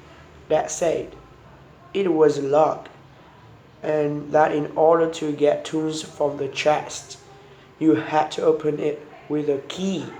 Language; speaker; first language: English; non-native, learner; Vietnamese